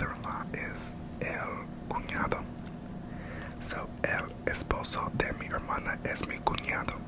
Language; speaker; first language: Spanish; non-native, learner; English